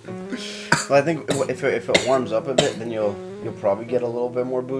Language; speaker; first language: English; native; English